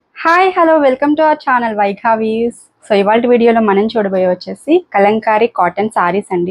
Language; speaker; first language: Telugu; native; Telugu